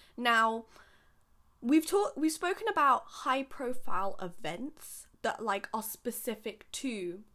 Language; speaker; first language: English; early bilingual, other home language; Hindi